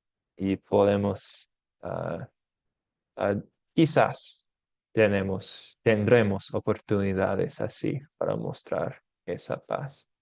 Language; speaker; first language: Spanish; non-native, fluent; English